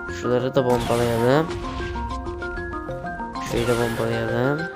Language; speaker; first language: Turkish; native; Turkish